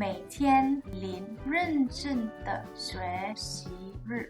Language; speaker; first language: Chinese; non-native, learner; English